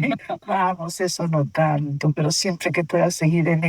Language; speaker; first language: Spanish; native; Spanish